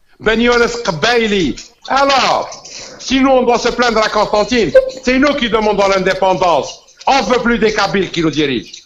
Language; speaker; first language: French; non-native, local second language; Arabic